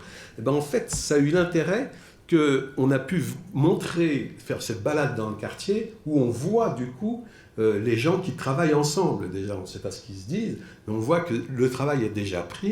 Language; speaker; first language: French; native; French